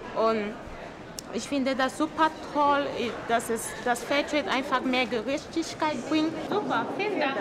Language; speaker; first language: German; non-native, fluent; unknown